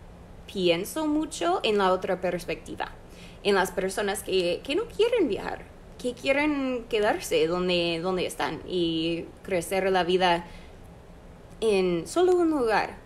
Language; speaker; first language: Spanish; non-native, fluent; English